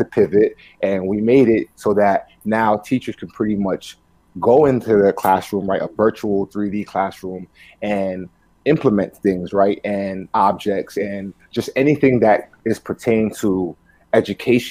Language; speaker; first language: English; early bilingual, other home language; Spanish